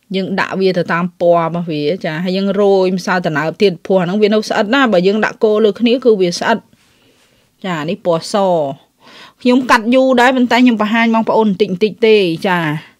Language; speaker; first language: Khmer; native; Khmer